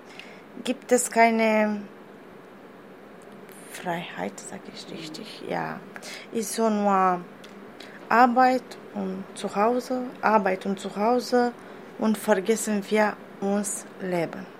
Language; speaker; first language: German; non-native, learner; Romanian